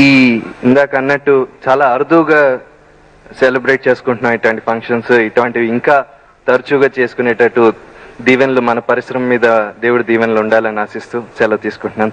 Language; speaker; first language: Telugu; native; Telugu